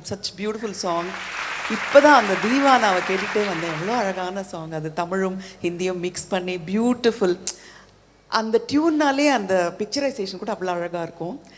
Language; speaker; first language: Tamil; native; Tamil